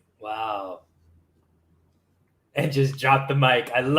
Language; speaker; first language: English; native; English